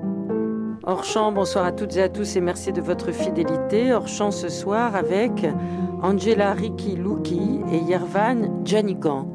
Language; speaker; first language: French; native; French